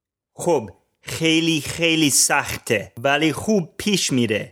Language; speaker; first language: Persian; non-native, learner; English